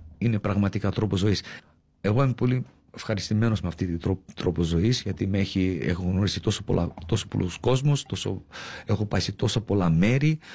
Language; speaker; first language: Greek; early bilingual, heritage; Greek